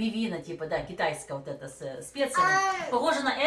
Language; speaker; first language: Russian; native; Russian